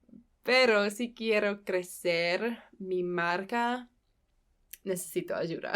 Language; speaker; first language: Spanish; non-native, fluent; English